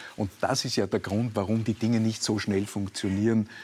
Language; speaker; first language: German; native; German